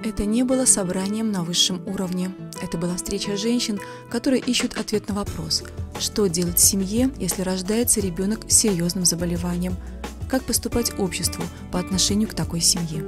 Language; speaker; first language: Russian; native; Russian